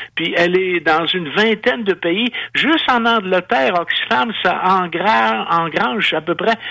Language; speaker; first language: French; native; French